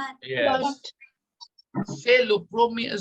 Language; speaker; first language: French; non-native, fluent; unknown